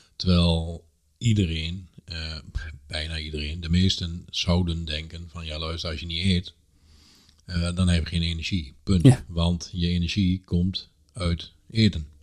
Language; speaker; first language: Dutch; native; Dutch